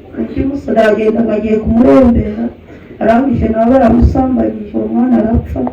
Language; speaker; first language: Kinyarwanda; early bilingual, heritage; Kinyarwanda